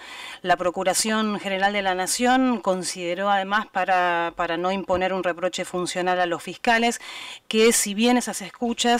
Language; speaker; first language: Spanish; native; Spanish